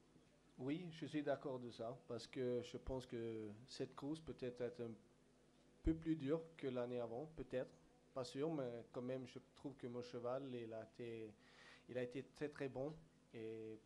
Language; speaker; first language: French; non-native, fluent; Swedish